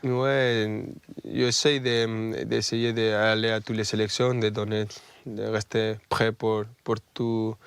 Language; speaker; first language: French; non-native, fluent; Spanish